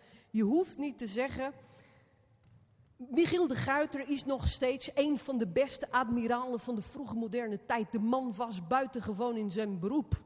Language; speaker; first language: Dutch; non-native, fluent; Portuguese